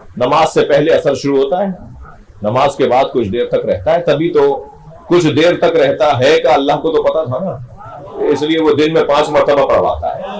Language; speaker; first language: Urdu; native; Urdu